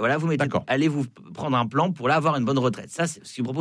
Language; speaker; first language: French; native; French